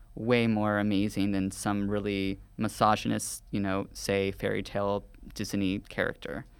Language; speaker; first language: English; native; English